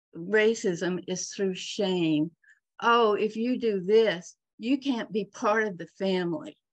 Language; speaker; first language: English; native; English